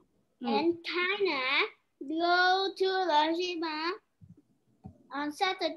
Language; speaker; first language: English; non-native, learner; Vietnamese